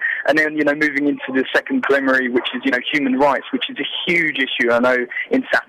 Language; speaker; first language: English; native; English